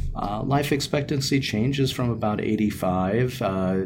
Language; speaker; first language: English; native; English